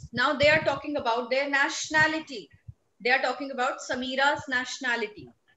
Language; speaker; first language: English; non-native, local second language; Hindi